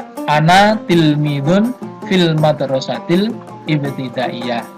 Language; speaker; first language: Arabic; non-native, fluent; Indonesian